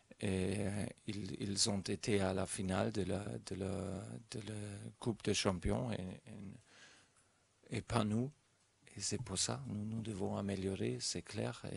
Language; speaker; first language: French; non-native, learner; German